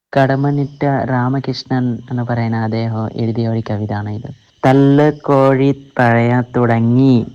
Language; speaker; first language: Malayalam; non-native, fluent; Assamese